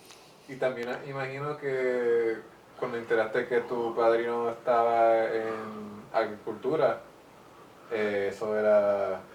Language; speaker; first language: Spanish; early bilingual, heritage; English